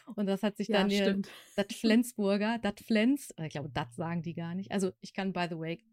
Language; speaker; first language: German; native; German